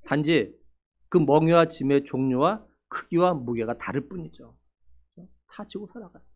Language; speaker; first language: Korean; native; Korean